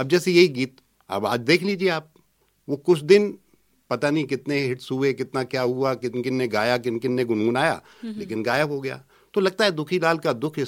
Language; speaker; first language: Hindi; native; Hindi